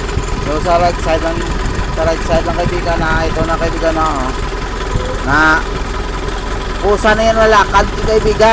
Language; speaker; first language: Filipino; non-native, local second language; Cebuano